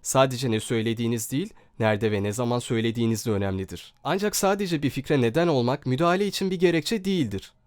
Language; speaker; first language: Turkish; native; Turkish